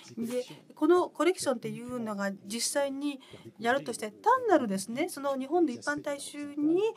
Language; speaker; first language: Japanese; non-native, fluent; French